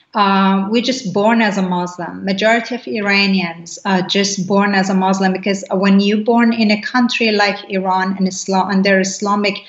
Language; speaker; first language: English; non-native, fluent; Persian